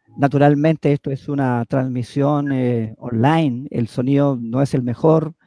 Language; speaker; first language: Spanish; native; Spanish